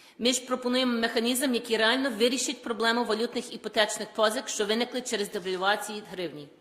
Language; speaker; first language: Ukrainian; early bilingual, heritage; Ukrainian